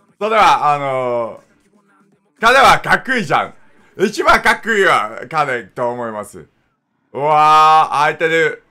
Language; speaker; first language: Japanese; non-native, learner; English